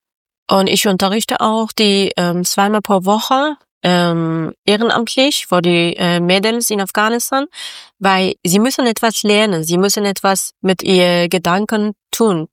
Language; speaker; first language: German; non-native, learner; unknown